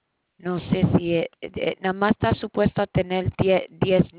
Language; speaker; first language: Spanish; early bilingual, heritage; Spanish